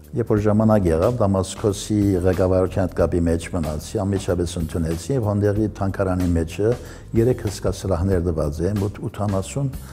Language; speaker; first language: Armenian; early bilingual, heritage; Armenian